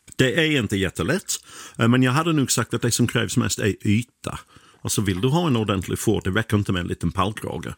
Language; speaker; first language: Swedish; non-native, fluent; English